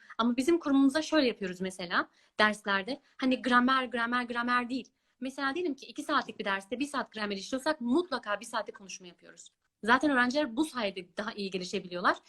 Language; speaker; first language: Turkish; early bilingual, heritage; Turkish